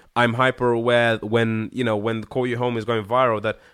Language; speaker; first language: English; early bilingual, other home language; Shona